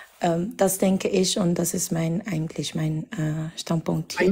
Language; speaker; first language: German; non-native, fluent; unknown